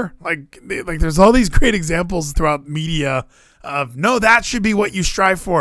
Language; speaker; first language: English; native; English